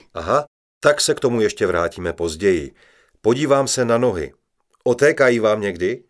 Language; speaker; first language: Czech; non-native, learner; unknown